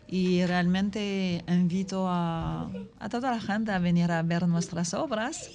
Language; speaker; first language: Spanish; non-native, fluent; French